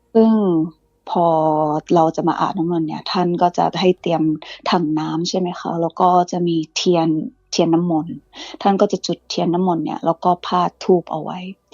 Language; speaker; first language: Thai; early bilingual, other home language; English